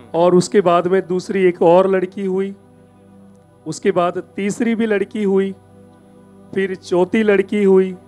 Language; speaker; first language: Hindi; native; Hindi